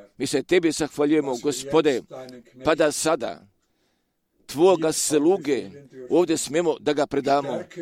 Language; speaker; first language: Croatian; early bilingual, heritage; Croatian